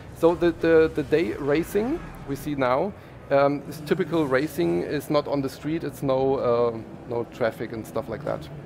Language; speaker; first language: English; non-native, fluent; German